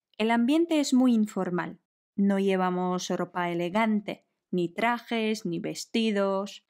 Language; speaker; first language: Spanish; non-native, fluent; Polish